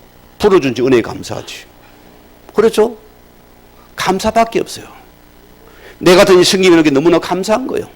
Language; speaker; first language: Korean; native; Korean